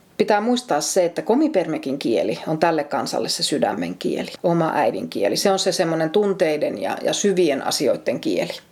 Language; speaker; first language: Finnish; native; Finnish